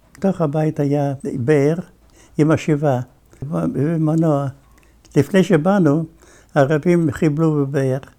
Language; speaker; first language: Hebrew; non-native, fluent; Yiddish